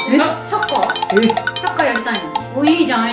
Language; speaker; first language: Japanese; native; Japanese